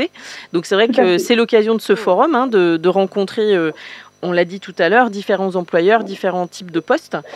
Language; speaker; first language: French; native; French